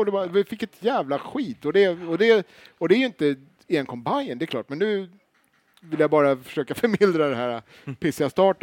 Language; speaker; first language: Swedish; native; Swedish